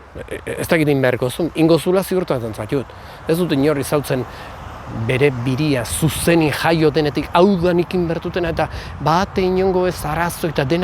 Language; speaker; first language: Basque; native; Basque